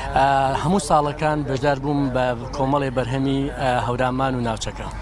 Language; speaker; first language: Central Kurdish; non-native, local second language; Gurani